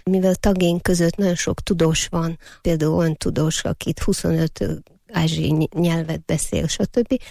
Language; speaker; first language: Hungarian; non-native, fluent; Uyghur